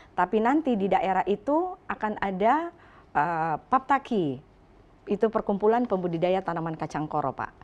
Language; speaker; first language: Indonesian; native; Indonesian